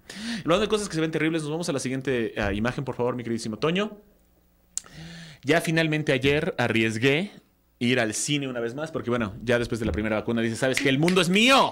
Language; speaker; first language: Spanish; native; Spanish